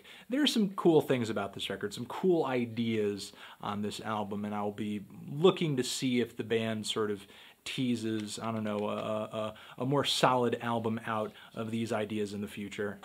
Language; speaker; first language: English; native; English